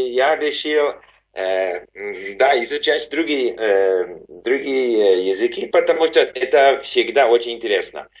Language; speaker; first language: Russian; non-native, learner; English